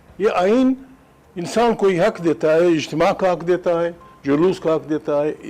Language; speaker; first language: Urdu; non-native, local second language; Pashto